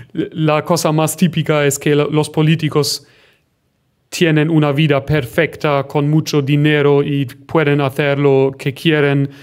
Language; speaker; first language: Spanish; non-native, fluent; German